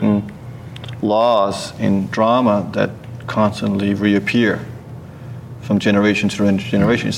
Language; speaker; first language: English; early bilingual, other home language; Danish